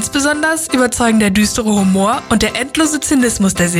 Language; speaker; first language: German; native; German